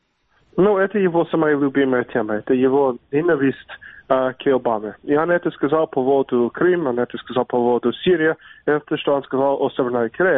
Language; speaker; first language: Russian; non-native, fluent; English